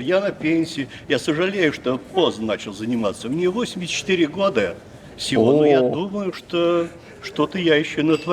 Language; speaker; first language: Russian; native; Russian